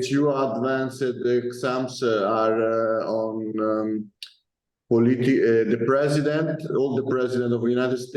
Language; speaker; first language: English; non-native, learner; Italian